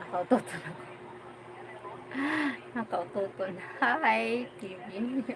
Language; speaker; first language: Filipino; non-native, local second language; Bikol